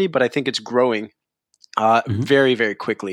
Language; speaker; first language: English; early bilingual, other home language; Spanish